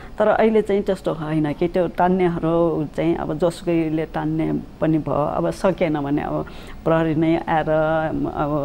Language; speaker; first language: Nepali; non-native, local second language; Newari